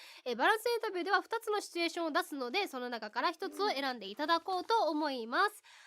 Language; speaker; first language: Japanese; native; Japanese